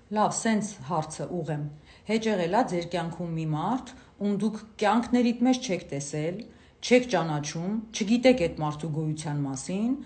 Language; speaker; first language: Armenian; native; Armenian